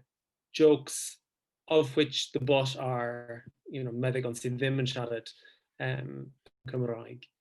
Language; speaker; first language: Welsh; non-native, fluent; English